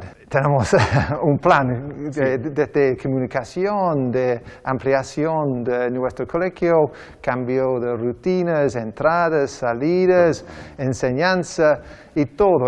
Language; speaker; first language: Spanish; non-native, learner; English